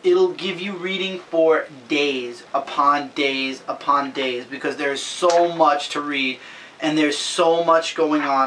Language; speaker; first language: English; native; English